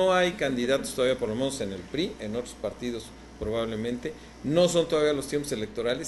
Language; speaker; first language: Spanish; native; Spanish